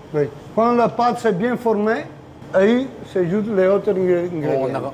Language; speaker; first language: French; non-native, learner; Italian